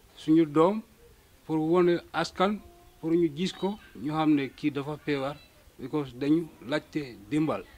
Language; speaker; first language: Wolof; native; Wolof